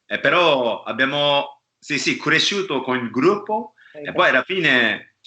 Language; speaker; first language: Italian; non-native, learner; Japanese